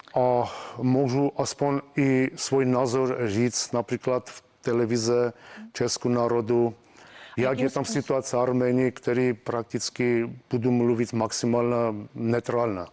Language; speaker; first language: Czech; non-native, fluent; Armenian